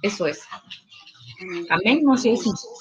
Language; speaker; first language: Spanish; native; Spanish